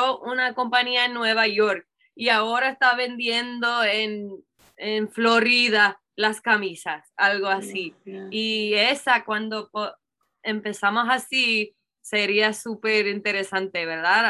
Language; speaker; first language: Spanish; non-native, learner; English